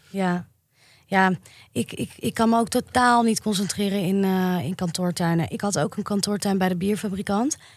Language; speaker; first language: Dutch; native; Dutch